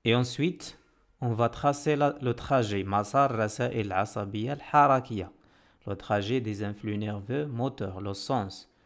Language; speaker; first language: French; non-native, local second language; Arabic